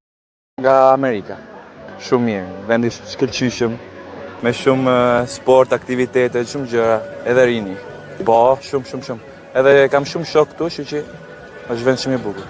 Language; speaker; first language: Albanian; early bilingual, heritage; Albanian